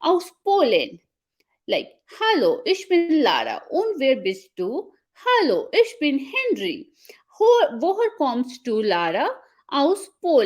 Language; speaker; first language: German; non-native, fluent; Hindi